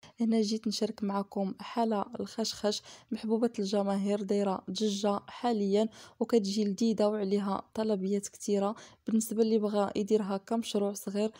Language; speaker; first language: Arabic; native; Arabic